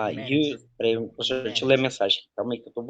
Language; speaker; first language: Portuguese; native; Portuguese